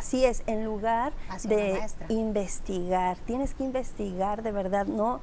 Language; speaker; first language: Spanish; native; Spanish